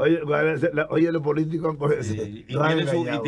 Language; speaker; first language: Spanish; native; Spanish